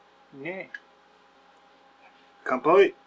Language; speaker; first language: Japanese; non-native, learner; English